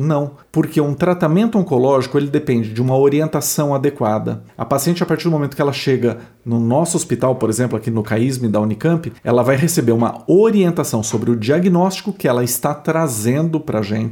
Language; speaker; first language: Portuguese; native; Portuguese